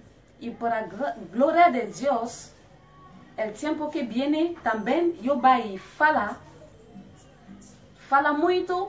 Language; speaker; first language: Spanish; non-native, learner; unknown